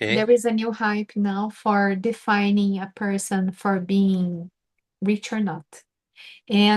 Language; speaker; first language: English; non-native, fluent; Portuguese